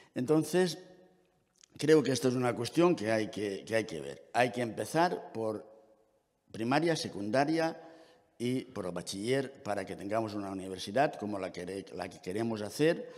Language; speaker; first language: Spanish; native; Spanish